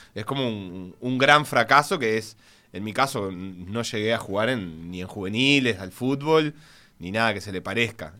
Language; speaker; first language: Spanish; native; Spanish